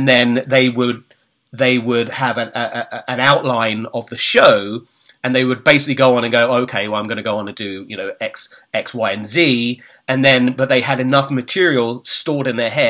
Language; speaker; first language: English; native; English